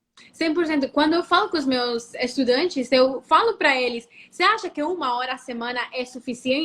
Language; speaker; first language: Portuguese; non-native, fluent; Spanish